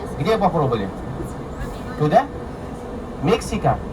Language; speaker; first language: Russian; non-native, learner; Arabic